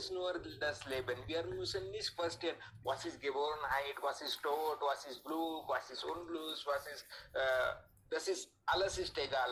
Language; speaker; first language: German; non-native, learner; Hindi